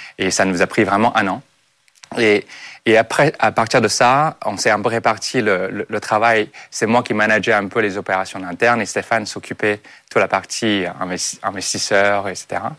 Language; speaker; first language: French; non-native, fluent; Chinese